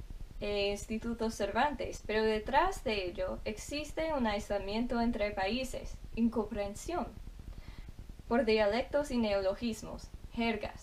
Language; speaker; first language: Spanish; non-native, fluent; English